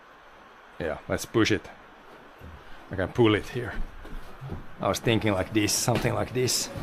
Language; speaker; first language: English; non-native, fluent; Swedish